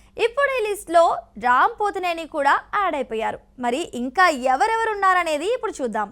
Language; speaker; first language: Telugu; native; Telugu